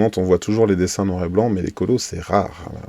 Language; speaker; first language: French; native; French